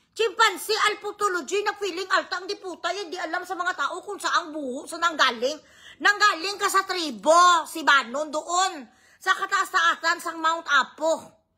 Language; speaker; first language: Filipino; non-native, local second language; Hiligaynon